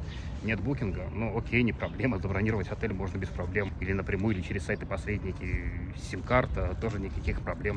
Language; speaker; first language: Russian; native; Russian